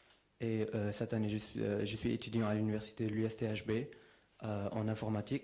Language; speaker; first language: French; non-native, local second language; Arabic